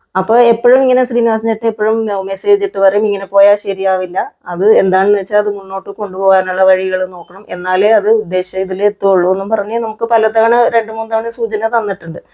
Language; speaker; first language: Malayalam; non-native, local second language; Konkani